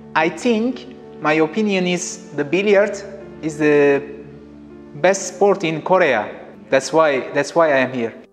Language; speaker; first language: English; non-native, fluent; Turkish